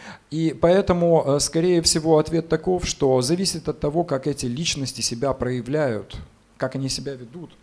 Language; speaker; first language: Russian; native; Russian